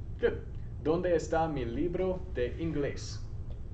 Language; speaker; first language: Spanish; non-native, fluent; English